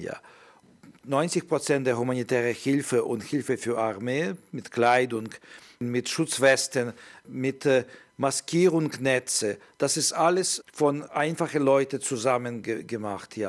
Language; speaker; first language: German; non-native, learner; Ukrainian